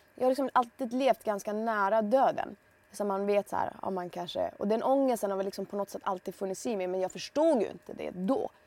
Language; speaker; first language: Swedish; early bilingual, other home language; Persian